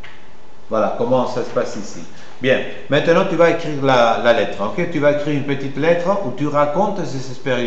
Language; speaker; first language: French; non-native, fluent; Spanish